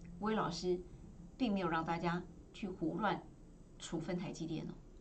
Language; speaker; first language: Chinese; native; Chinese